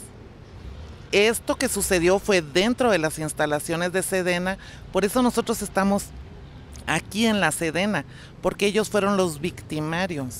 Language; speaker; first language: Spanish; native; Spanish